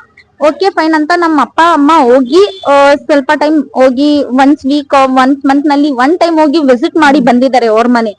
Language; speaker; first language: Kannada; non-native, local second language; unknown